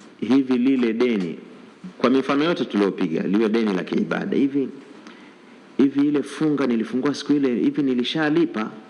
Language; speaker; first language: Swahili; native; Swahili